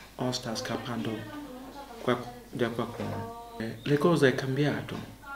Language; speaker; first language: Italian; non-native, learner; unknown